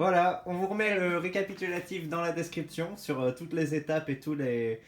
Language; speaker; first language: French; native; French